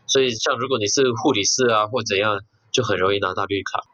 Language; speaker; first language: Chinese; early bilingual, heritage; Chinese